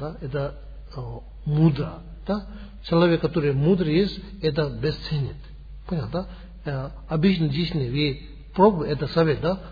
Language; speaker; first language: Russian; non-native, learner; Tibetan